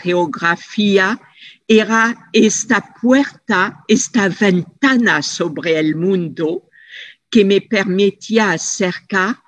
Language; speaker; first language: Spanish; non-native, fluent; French